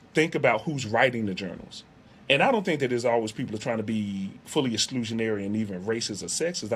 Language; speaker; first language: English; native; English